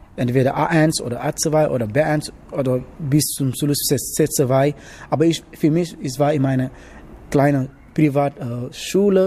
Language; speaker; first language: German; non-native, learner; Wolof